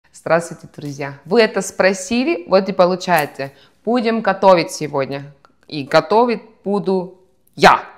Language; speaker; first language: Russian; non-native, fluent; Estonian